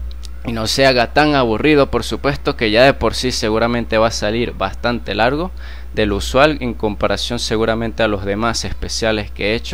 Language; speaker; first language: Spanish; native; Spanish